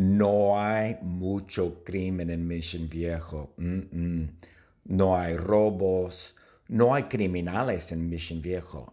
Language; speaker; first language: Spanish; non-native, fluent; English